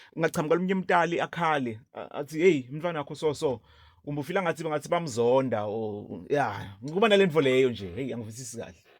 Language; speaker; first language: Zulu; non-native, local second language; Swati